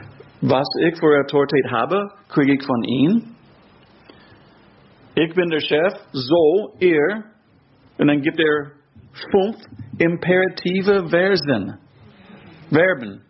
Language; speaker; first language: German; non-native, fluent; English